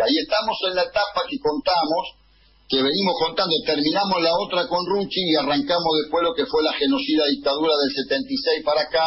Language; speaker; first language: Spanish; native; Spanish